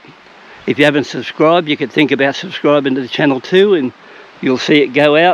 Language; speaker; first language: English; native; English